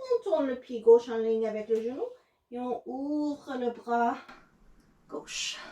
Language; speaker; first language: French; non-native, learner; English